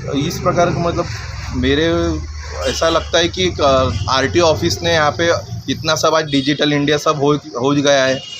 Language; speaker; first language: Hindi; non-native, local second language; Marathi